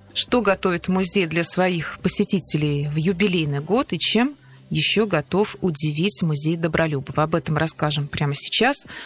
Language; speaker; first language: Russian; native; Russian